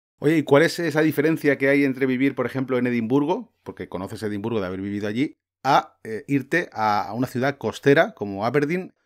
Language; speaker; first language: Spanish; native; Spanish